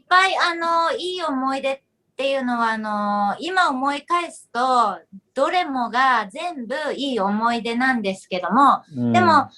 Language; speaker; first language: Japanese; native; Japanese